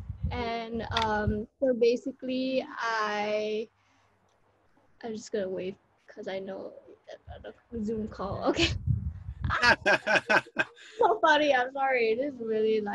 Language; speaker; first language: English; native; English